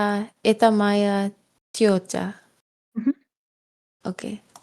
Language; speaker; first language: Russian; non-native, learner; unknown